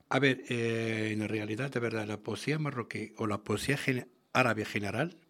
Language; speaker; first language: Spanish; non-native, learner; Arabic